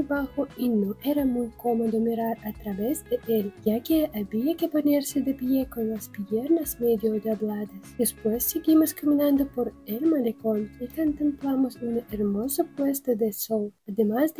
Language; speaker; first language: Spanish; non-native, fluent; Russian